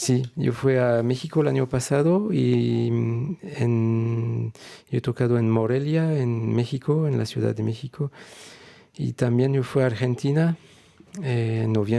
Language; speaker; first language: Spanish; non-native, fluent; French